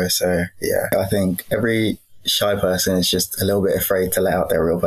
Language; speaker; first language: English; native; English